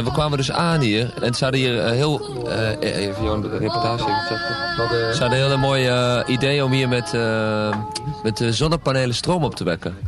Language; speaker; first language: Dutch; native; Dutch